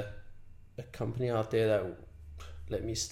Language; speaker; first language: English; native; English